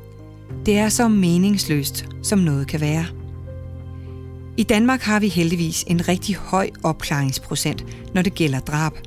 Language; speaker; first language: Danish; native; Danish